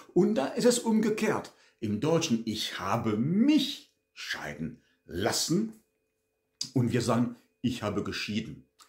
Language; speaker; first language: German; non-native, fluent; French